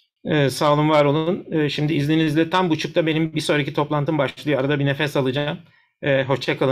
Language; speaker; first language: Turkish; native; Turkish